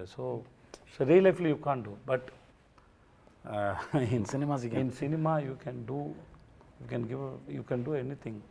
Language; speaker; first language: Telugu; non-native, learner; Tamil